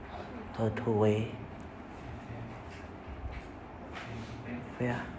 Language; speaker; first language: French; non-native, learner; Vietnamese